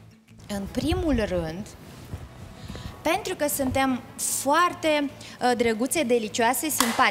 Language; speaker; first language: Romanian; native; Romanian